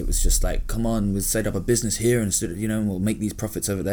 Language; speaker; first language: English; native; English